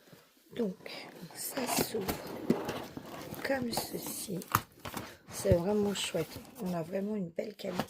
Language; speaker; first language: French; native; French